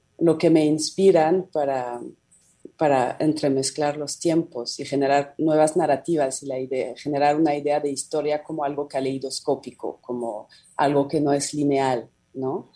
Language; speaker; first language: Spanish; non-native, fluent; French